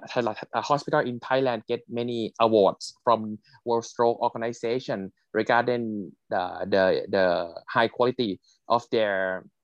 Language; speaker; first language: English; non-native, fluent; Thai